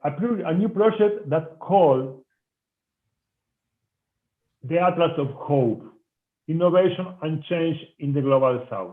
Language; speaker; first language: English; non-native, fluent; Spanish